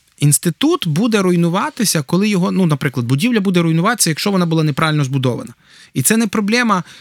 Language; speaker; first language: Ukrainian; native; Ukrainian